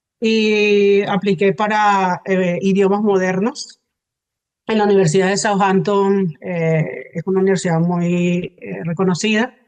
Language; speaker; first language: Spanish; native; Spanish